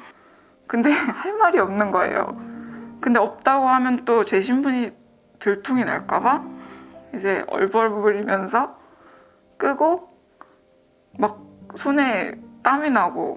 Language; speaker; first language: Korean; early bilingual, other home language; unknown